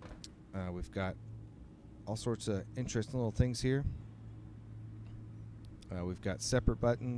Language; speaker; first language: English; native; English